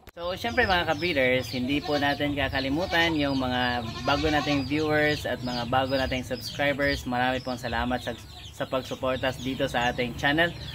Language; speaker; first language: Filipino; non-native, local second language; Cebuano